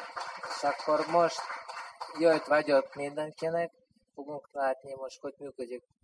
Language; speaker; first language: Hungarian; non-native, fluent; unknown